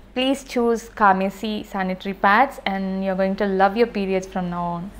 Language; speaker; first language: English; non-native, local second language; Tamil